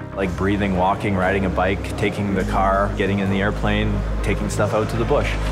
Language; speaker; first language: English; native; English